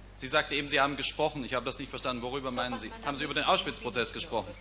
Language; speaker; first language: German; native; German